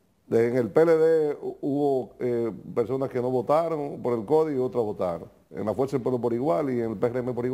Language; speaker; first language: Spanish; native; Spanish